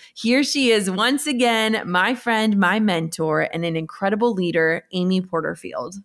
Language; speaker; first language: English; native; English